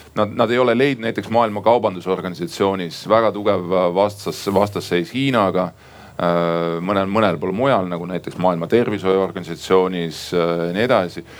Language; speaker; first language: Estonian; native; Estonian